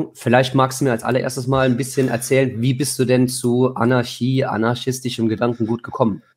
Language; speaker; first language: German; native; German